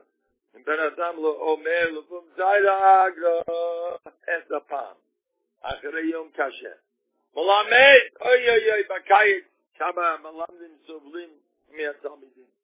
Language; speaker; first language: Hebrew; non-native, fluent; Yiddish